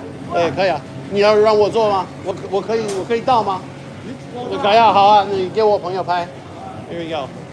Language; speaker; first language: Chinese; non-native, fluent; English